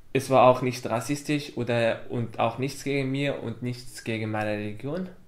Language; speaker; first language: German; non-native, fluent; Arabic